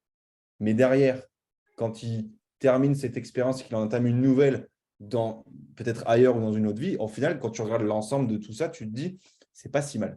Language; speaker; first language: French; native; French